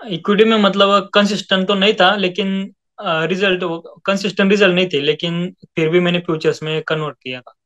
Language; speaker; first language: Hindi; non-native, local second language; Marathi